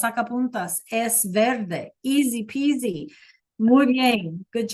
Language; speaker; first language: Spanish; non-native, fluent; English